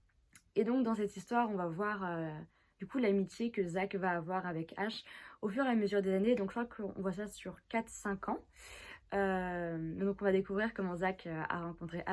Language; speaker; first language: French; native; French